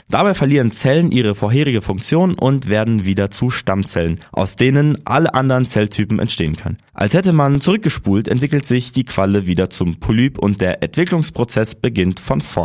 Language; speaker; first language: German; native; German